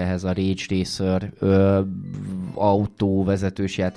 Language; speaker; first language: Hungarian; native; Hungarian